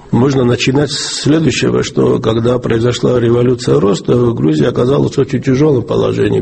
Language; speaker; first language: Russian; non-native, local second language; Georgian